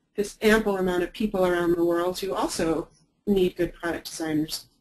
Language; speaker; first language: English; native; English